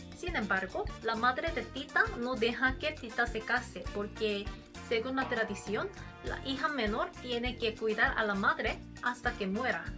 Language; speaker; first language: Spanish; non-native, learner; Korean